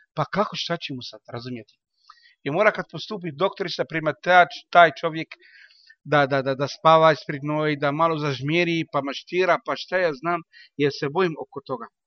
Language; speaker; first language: Bosnian; non-native, learner; Arabic